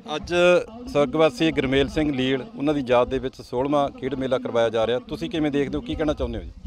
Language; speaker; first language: Punjabi; native; Punjabi